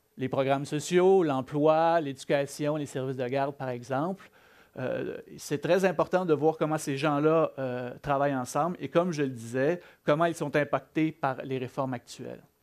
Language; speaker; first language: French; native; French